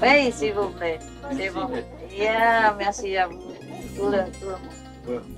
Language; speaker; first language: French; non-native, learner; Vietnamese